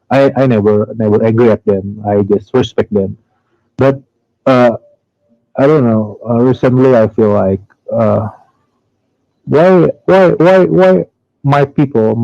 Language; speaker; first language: English; non-native, learner; Indonesian